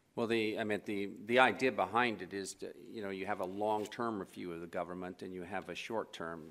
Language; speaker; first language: English; native; English